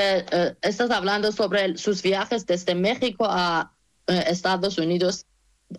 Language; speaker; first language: Spanish; non-native, learner; Persian